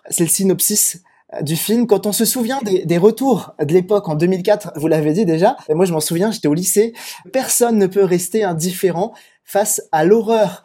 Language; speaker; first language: French; native; French